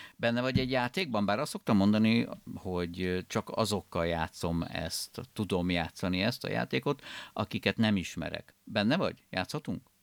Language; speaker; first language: Hungarian; native; Hungarian